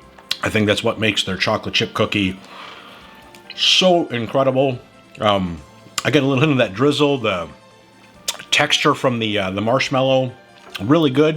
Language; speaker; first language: English; native; English